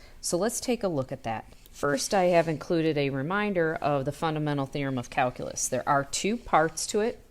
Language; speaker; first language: English; native; English